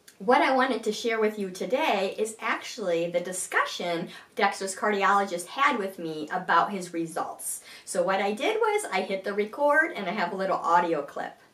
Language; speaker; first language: English; native; English